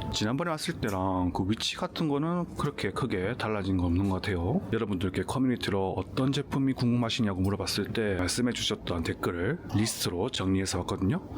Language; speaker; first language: Korean; native; Korean